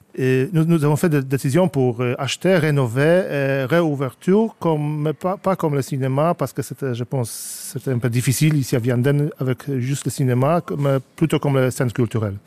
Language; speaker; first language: French; non-native, learner; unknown